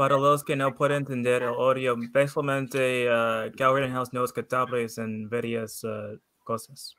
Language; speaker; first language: Spanish; non-native, learner; English